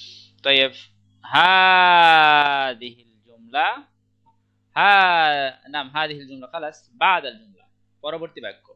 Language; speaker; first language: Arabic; non-native, learner; Bangla